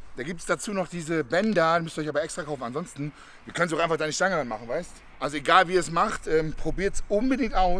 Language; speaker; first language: German; native; German